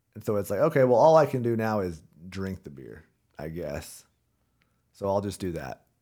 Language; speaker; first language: English; native; English